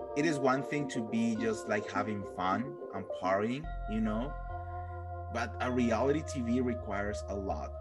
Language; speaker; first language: English; non-native, fluent; Spanish